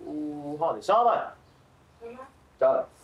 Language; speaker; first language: Arabic; native; Arabic